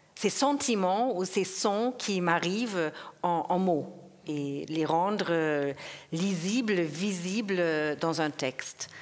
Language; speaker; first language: French; non-native, fluent; German